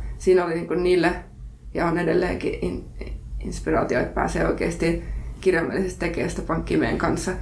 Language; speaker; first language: Finnish; early bilingual, heritage; Finnish